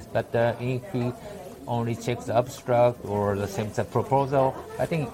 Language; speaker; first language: English; non-native, learner; Japanese